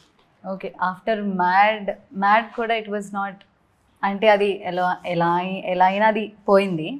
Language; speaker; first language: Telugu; non-native, learner; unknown